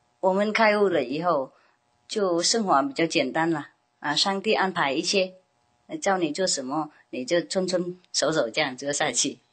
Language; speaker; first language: Chinese; non-native, fluent; Vietnamese